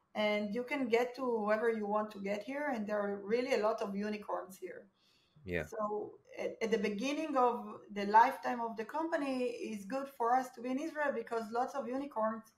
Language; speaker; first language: English; non-native, fluent; Hebrew